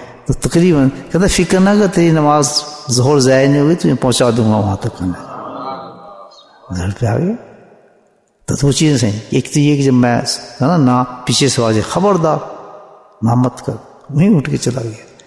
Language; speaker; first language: Urdu; native; Urdu